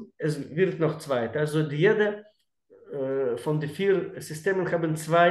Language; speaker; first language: German; non-native, learner; Russian